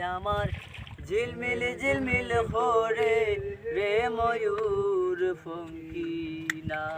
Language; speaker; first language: Bangla; non-native, local second language; Sylheti